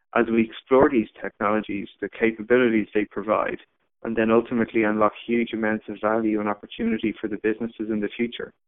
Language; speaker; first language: English; native; English